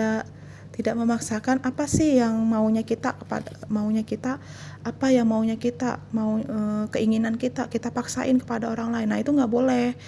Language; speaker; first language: Indonesian; native; Indonesian